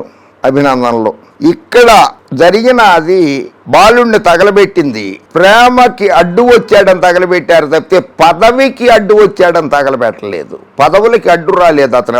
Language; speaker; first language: Telugu; native; Telugu